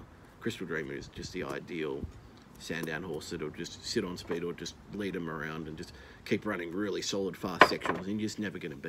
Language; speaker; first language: English; native; English